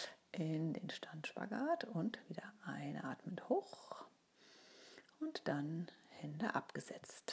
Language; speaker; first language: German; native; German